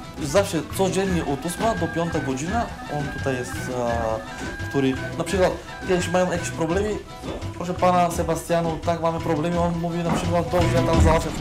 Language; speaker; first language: Polish; non-native, learner; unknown